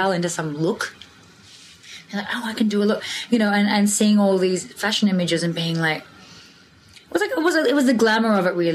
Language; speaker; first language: English; native; English